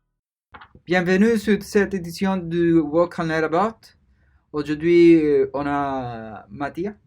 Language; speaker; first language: French; non-native, learner; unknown